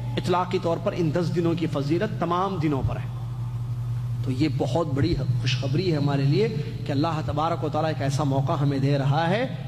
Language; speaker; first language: Urdu; native; Urdu